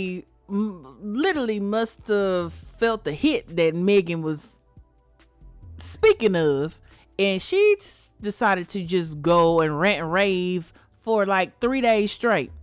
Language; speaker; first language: English; native; English